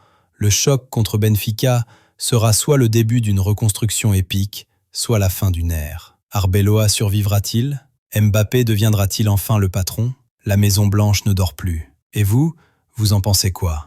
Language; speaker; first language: French; native; French